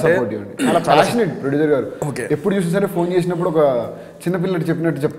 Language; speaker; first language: Telugu; native; Telugu